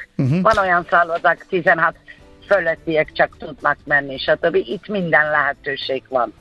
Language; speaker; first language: Hungarian; non-native, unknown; Turkish